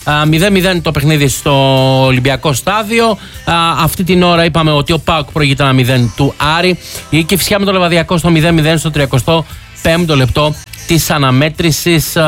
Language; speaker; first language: Greek; native; Greek